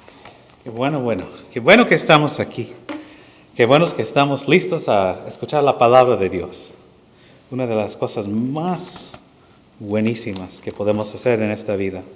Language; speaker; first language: Spanish; non-native, fluent; English